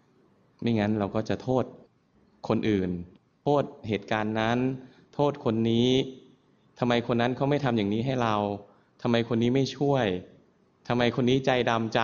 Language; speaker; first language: Thai; native; Thai